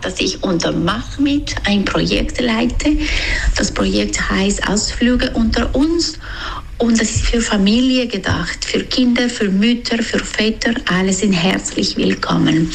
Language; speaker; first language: German; non-native, fluent; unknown